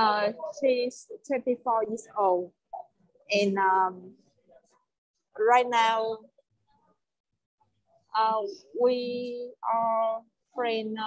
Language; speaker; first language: English; non-native, learner; Vietnamese